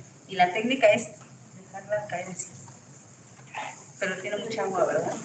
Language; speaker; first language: Spanish; native; Spanish